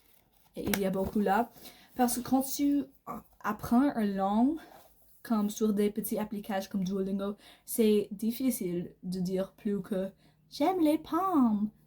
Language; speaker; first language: French; non-native, learner; English